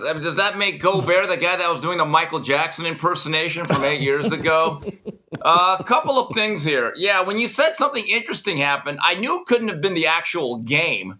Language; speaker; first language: English; native; English